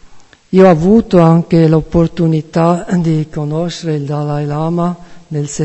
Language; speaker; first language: Italian; non-native, fluent; German